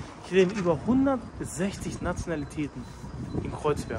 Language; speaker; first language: German; native; German